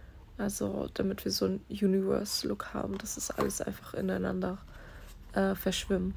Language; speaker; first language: German; native; German